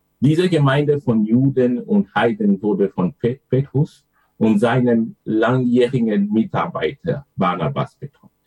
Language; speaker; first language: German; non-native, fluent; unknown